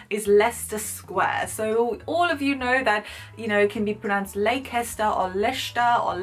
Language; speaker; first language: English; non-native, fluent; German